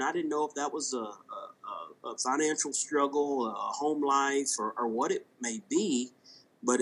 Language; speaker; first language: English; native; English